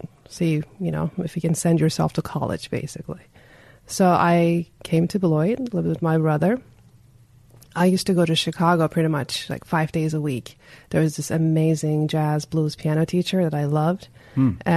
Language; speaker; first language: English; non-native, fluent; Turkish